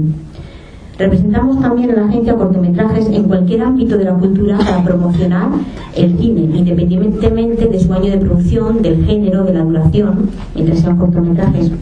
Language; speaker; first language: Spanish; native; Spanish